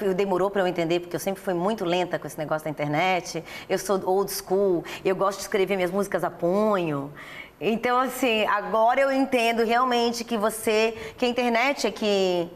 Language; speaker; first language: Portuguese; early bilingual, other home language; Italian